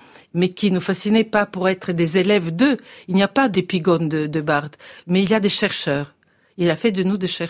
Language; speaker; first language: French; non-native, fluent; Bulgarian